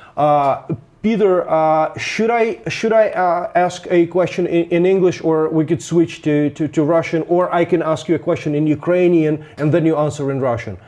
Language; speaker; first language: English; non-native, fluent; Ukrainian